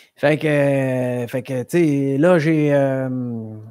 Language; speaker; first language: French; native; French